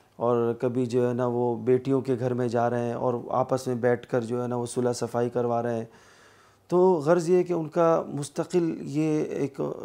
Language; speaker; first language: Urdu; native; Urdu